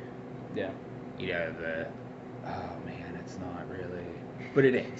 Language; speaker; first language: English; native; English